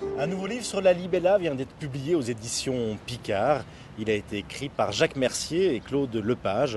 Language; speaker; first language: French; native; French